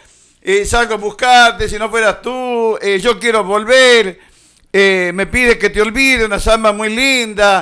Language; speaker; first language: Spanish; native; Spanish